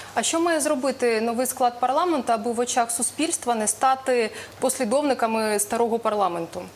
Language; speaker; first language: Ukrainian; native; Ukrainian